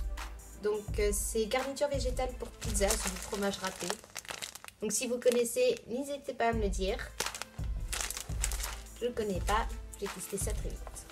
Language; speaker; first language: French; native; French